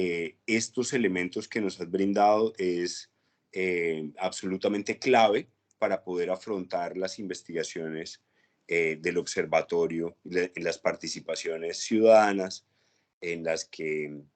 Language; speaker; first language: Spanish; native; Spanish